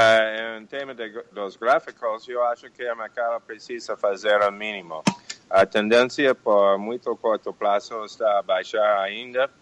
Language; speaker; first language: Portuguese; non-native, fluent; English